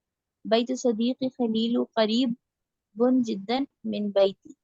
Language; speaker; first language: Arabic; non-native, learner; Urdu